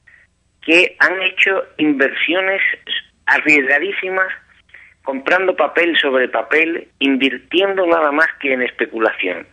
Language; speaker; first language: Spanish; native; Spanish